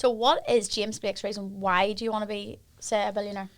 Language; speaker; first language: English; native; English